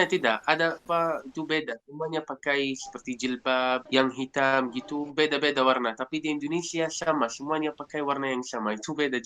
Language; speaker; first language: Indonesian; non-native, fluent; Arabic